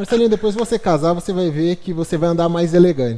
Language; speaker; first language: Portuguese; native; Portuguese